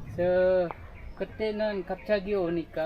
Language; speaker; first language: Korean; non-native, learner; Indonesian